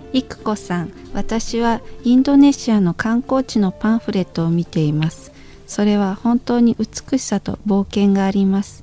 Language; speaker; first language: Japanese; non-native, fluent; Indonesian